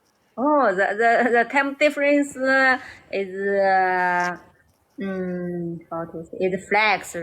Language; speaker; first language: English; non-native, learner; Chinese